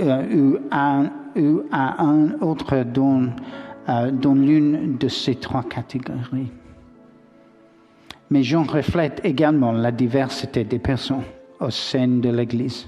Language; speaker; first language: French; non-native, learner; English